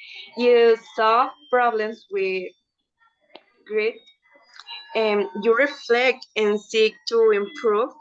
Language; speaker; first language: English; non-native, fluent; Spanish